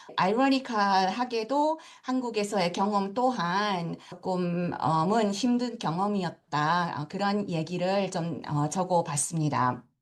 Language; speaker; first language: Korean; early bilingual, heritage; Japanese